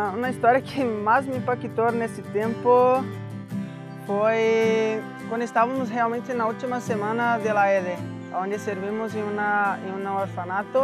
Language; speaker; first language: Spanish; non-native, fluent; Portuguese